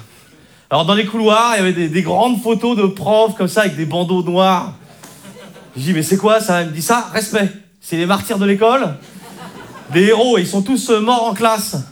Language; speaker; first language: French; native; French